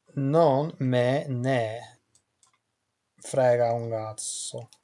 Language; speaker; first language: Italian; non-native, learner; English